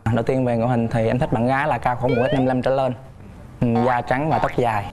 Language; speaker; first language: Vietnamese; native; Vietnamese